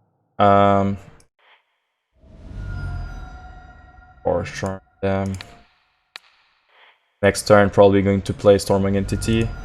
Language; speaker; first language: English; non-native, fluent; French